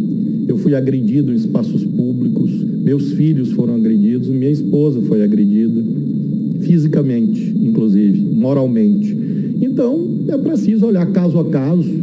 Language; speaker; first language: Portuguese; native; Portuguese